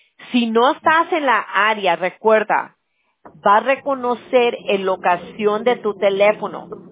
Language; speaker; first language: Spanish; early bilingual, heritage; Spanish